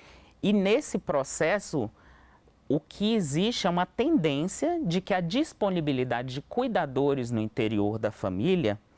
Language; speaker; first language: Portuguese; native; Portuguese